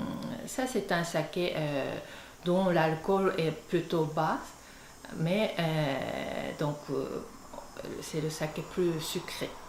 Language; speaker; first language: French; non-native, fluent; Japanese